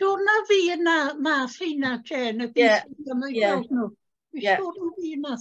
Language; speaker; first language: Welsh; native; Welsh